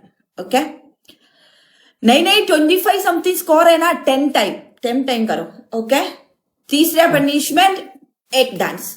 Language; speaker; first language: Hindi; non-native, learner; Malayalam